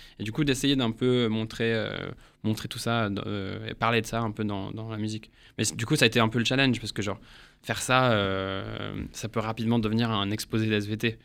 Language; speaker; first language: French; early bilingual, heritage; English